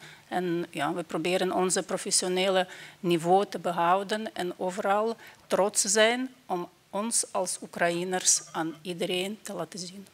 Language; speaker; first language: Dutch; non-native, fluent; Ukrainian